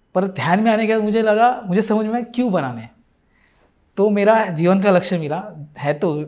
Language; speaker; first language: Hindi; non-native, local second language; Marathi